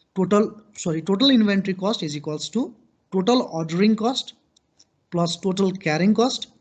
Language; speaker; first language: English; non-native, local second language; Nepali